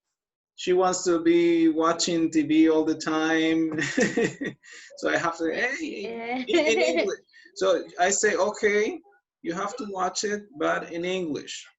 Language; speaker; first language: English; non-native, fluent; Spanish